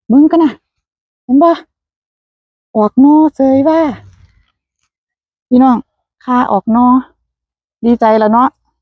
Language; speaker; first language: Thai; native; Thai